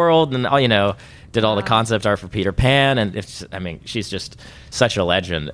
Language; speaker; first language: English; native; English